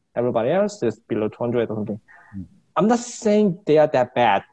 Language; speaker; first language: English; non-native, fluent; Korean